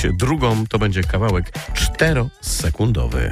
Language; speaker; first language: Polish; native; Polish